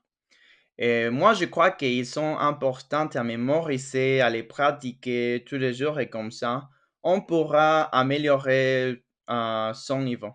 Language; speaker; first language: French; non-native, fluent; Spanish